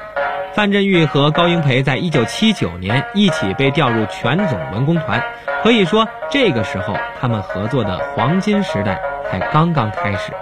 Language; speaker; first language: Chinese; native; Chinese